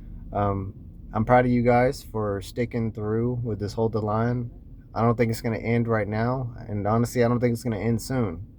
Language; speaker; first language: English; native; English